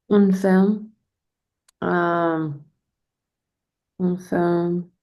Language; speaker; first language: French; non-native, learner; English